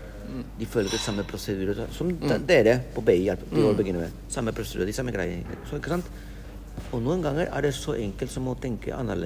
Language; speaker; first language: Norwegian; non-native, fluent; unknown